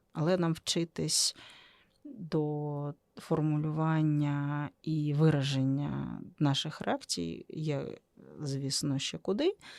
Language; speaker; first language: Ukrainian; native; Ukrainian